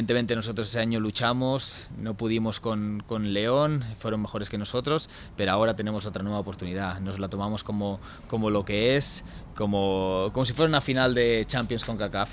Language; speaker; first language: Spanish; native; Spanish